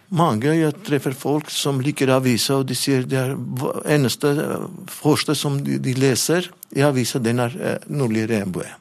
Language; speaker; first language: Norwegian; non-native, learner; Armenian